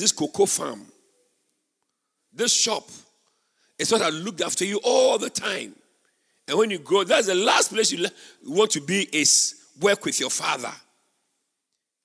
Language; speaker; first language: English; non-native, local second language; Akan